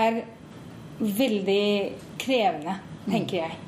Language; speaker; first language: Norwegian; non-native, fluent; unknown